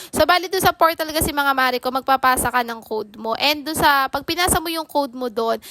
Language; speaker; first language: Filipino; native; Filipino